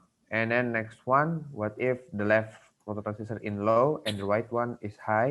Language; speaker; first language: English; non-native, learner; Indonesian